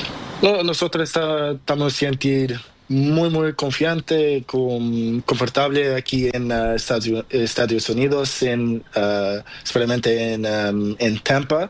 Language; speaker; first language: Spanish; non-native, learner; Portuguese